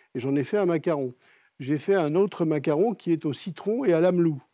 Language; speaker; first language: French; native; French